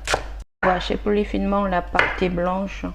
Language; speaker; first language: French; non-native, learner; Korean